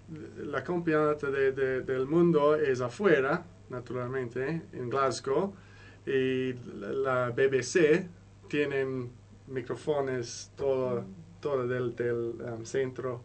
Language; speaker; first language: Spanish; non-native, learner; English